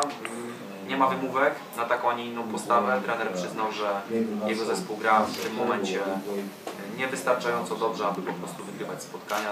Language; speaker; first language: Polish; native; Polish